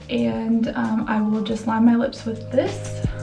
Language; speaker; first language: English; native; English